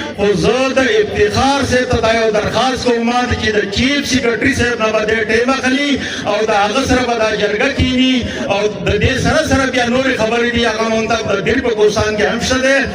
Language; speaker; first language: Pashto; non-native, local second language; Gujari